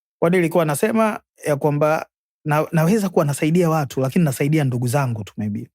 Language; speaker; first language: Swahili; native; Swahili